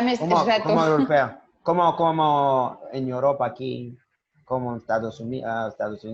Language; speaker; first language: Spanish; non-native, learner; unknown